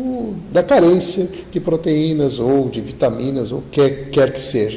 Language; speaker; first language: Portuguese; native; Portuguese